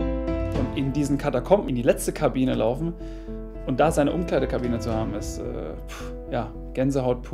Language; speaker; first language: German; native; German